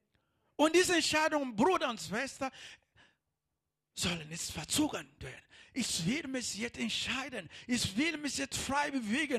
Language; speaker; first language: German; non-native, learner; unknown